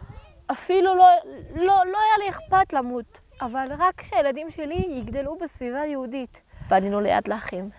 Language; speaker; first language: Hebrew; early bilingual, other home language; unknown